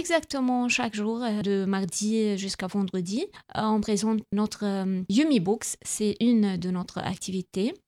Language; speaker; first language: French; non-native, local second language; Arabic